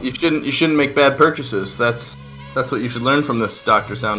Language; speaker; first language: English; native; English